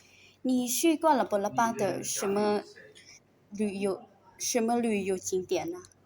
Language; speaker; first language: Chinese; non-native, learner; Lao